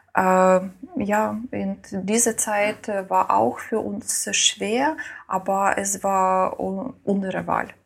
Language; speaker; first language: German; non-native, learner; Ukrainian